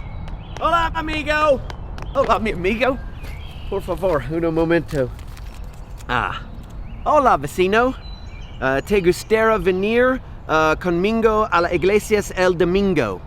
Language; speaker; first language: Spanish; non-native, learner; English